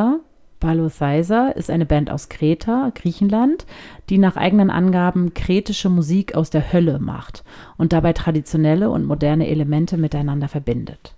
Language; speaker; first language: German; native; German